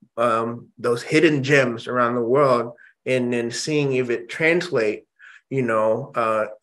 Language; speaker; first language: English; early bilingual, other home language; Indonesian